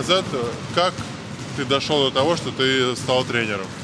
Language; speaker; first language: Russian; native; Russian